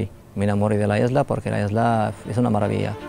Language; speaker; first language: Spanish; non-native, learner; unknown